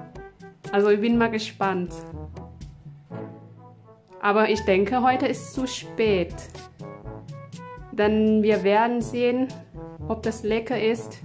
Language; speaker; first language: German; non-native, fluent; Thai